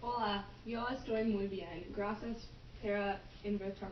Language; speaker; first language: Spanish; non-native, learner; English